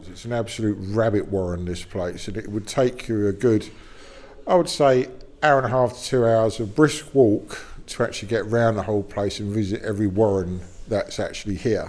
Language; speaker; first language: English; native; English